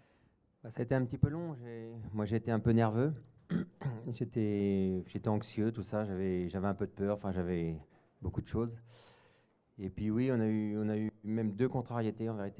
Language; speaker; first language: French; native; French